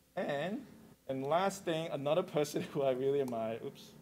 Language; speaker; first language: English; non-native, local second language; Cantonese